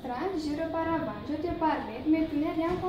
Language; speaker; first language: French; native; French